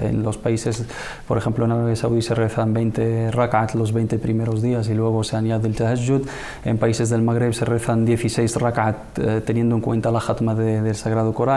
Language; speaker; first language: Spanish; native; Spanish